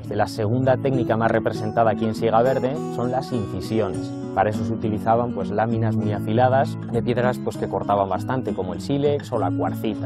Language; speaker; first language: Spanish; native; Spanish